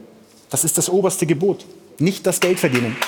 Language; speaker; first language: German; native; German